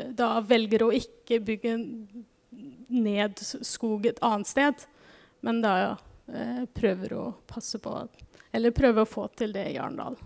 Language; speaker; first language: Norwegian; non-native, fluent; German